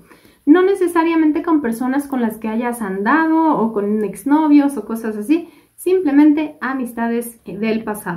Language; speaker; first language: Spanish; native; Spanish